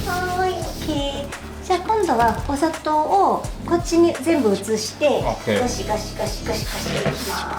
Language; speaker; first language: Japanese; native; Japanese